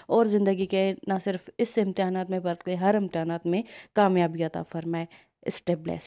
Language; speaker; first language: Urdu; non-native, local second language; Sindhi